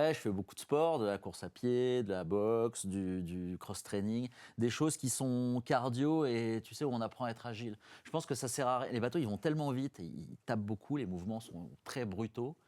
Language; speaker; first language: French; native; French